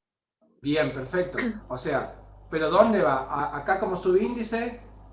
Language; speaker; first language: Spanish; native; Spanish